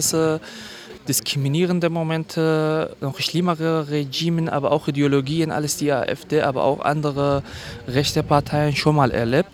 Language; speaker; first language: German; non-native, fluent; Kurdish